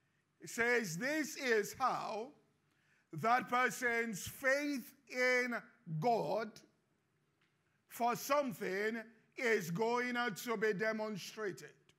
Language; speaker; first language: English; non-native, local second language; Yoruba